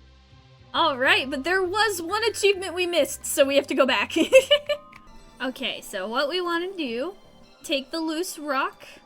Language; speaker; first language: English; native; English